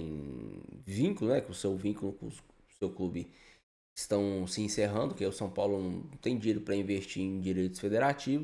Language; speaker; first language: Portuguese; native; Portuguese